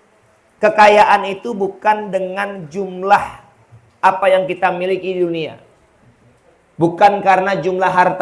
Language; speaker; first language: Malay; non-native, local second language; Javanese